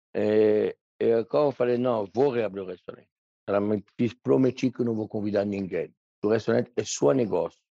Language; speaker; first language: Portuguese; non-native, fluent; French